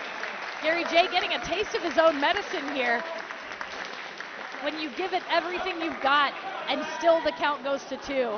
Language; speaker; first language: English; native; English